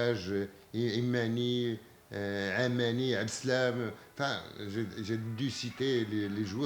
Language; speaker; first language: French; non-native, local second language; Arabic